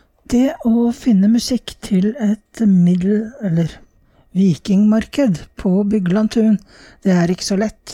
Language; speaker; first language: Norwegian; native; Norwegian